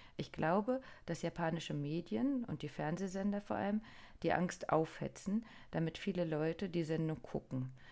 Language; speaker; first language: German; non-native, fluent; Japanese